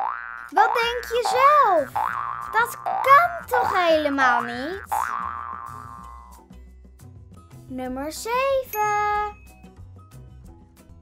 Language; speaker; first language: Dutch; native; Dutch